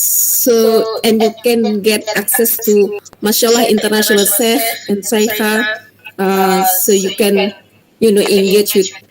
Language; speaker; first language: English; non-native, fluent; Indonesian